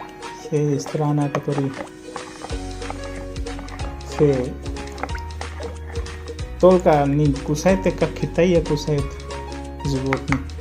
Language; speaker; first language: Russian; non-native, learner; Hindi